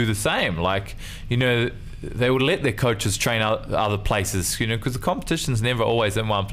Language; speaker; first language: English; native; English